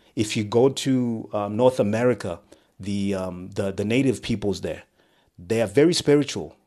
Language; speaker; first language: English; non-native, local second language; Shona